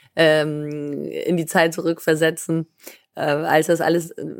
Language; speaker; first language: German; native; German